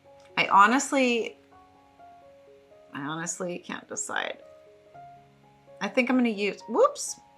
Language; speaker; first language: English; native; English